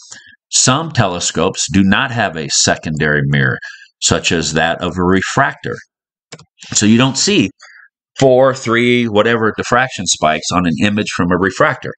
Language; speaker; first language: English; native; English